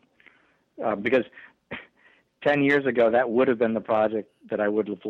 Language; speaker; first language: English; native; English